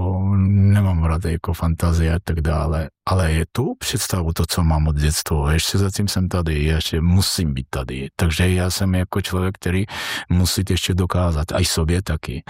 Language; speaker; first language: Czech; non-native, learner; Georgian